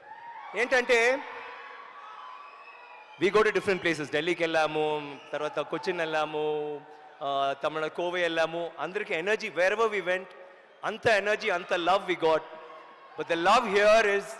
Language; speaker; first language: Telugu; non-native, learner; Tamil